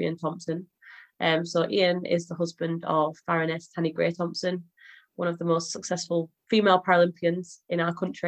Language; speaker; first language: English; native; English